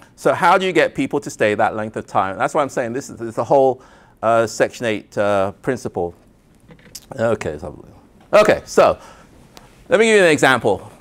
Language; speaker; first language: English; native; English